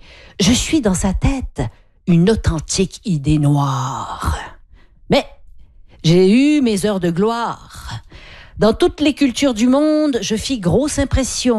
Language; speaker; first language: French; native; French